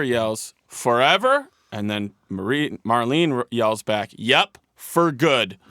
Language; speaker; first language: English; native; English